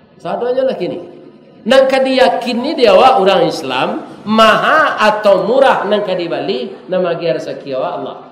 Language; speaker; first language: Malay; non-native, local second language; Minangkabau